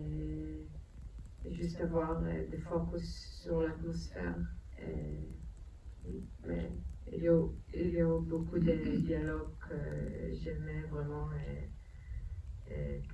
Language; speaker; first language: French; non-native, fluent; Hebrew